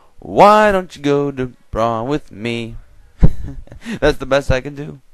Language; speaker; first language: English; native; English